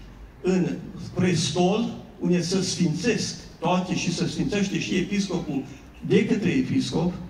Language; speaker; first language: Romanian; native; Romanian